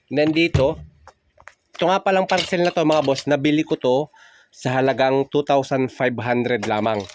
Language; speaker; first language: Filipino; native; Filipino